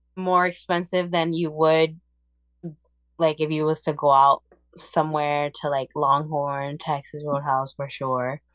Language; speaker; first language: English; early bilingual, other home language; Spanish